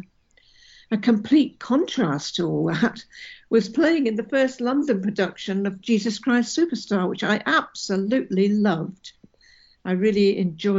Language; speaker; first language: English; native; English